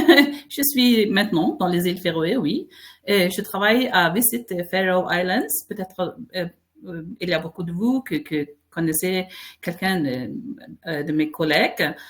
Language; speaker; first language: French; non-native, fluent; Faroese